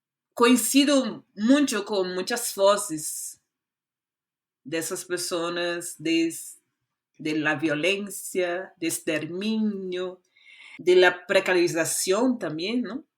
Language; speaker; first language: Spanish; non-native, fluent; Portuguese